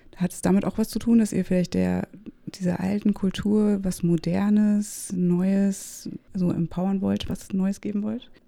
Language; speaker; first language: German; native; German